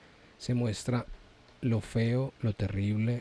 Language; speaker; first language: Spanish; native; Spanish